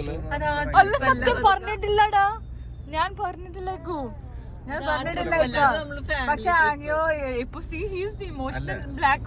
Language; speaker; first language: Malayalam; non-native, learner; Hindi